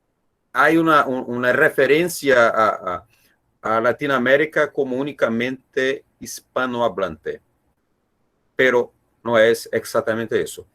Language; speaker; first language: Spanish; non-native, learner; Portuguese